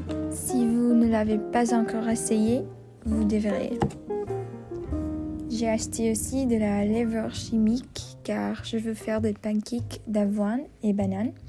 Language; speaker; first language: French; non-native, learner; English